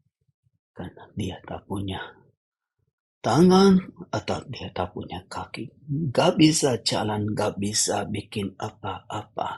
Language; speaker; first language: Indonesian; non-native, fluent; Hindi